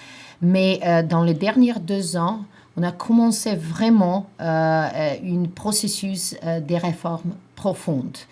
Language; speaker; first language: French; non-native, fluent; Macedonian